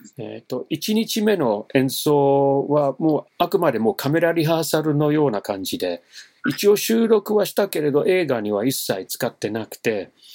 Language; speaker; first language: Japanese; non-native, fluent; English